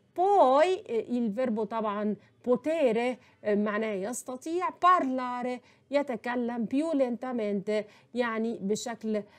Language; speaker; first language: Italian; non-native, fluent; Arabic